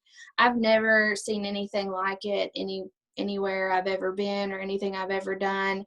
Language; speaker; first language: English; native; English